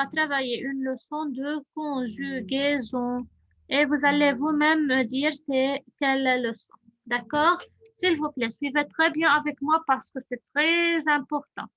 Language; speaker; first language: French; non-native, local second language; Arabic